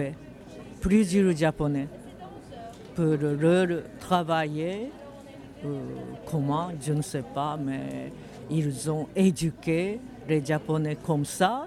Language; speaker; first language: French; non-native, fluent; Japanese